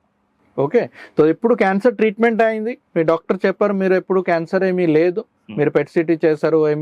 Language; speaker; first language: Telugu; non-native, learner; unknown